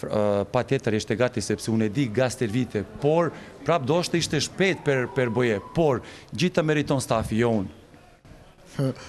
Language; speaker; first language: Albanian; non-native, learner; Serbian